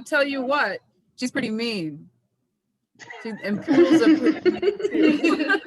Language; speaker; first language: English; native; English